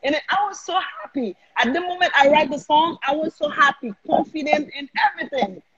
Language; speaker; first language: English; non-native, learner; Haitian Creole